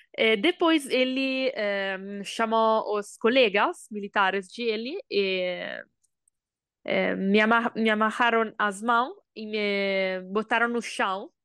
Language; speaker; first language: Portuguese; non-native, learner; Italian